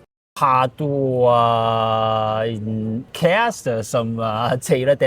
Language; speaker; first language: Danish; non-native, learner; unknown